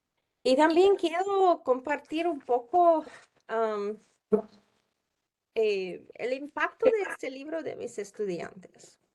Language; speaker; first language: Spanish; non-native, learner; Czech